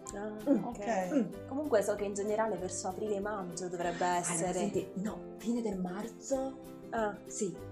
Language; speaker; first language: Italian; non-native, learner; Japanese